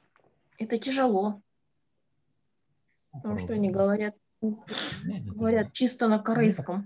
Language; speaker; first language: Russian; native; Russian